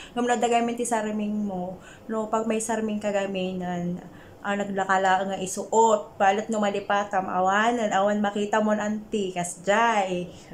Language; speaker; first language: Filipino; non-native, local second language; Iloko